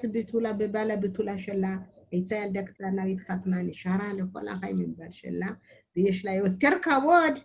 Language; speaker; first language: Hebrew; non-native, learner; Amharic